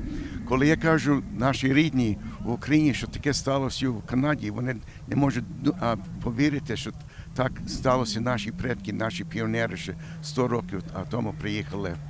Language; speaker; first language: Ukrainian; early bilingual, heritage; Ukrainian